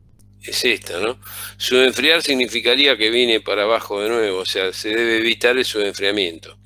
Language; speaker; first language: Spanish; native; Spanish